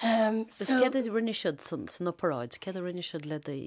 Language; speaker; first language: Irish; native; Irish